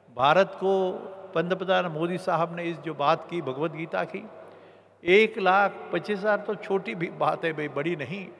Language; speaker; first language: Hindi; non-native, local second language; Marathi